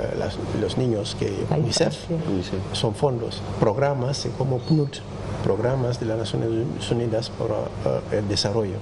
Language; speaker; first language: Spanish; non-native, fluent; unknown